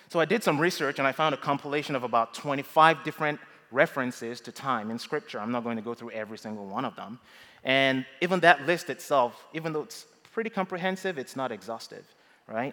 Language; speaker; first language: English; non-native, local second language; Yoruba